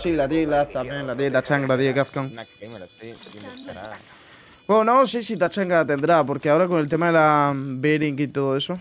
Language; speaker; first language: Spanish; native; Spanish